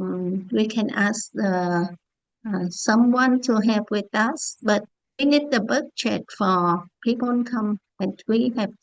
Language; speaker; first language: English; non-native, learner; Vietnamese